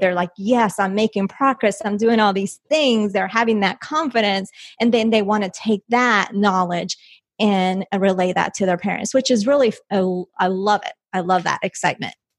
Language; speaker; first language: English; early bilingual, other home language; Spanish